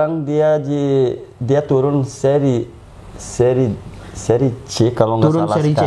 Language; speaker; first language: Indonesian; non-native, fluent; Portuguese